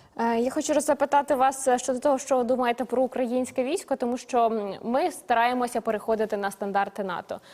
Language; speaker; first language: Ukrainian; native; Ukrainian